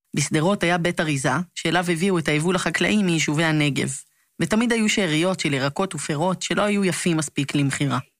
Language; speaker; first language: Hebrew; native; Hebrew